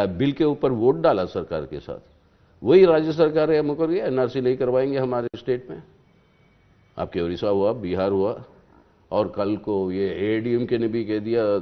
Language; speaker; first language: Hindi; non-native, local second language; Telugu